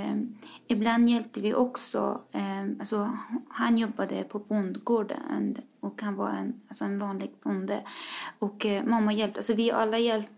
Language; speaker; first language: Swedish; non-native, fluent; Persian